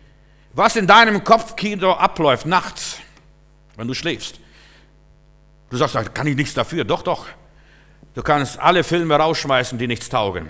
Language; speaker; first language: German; native; German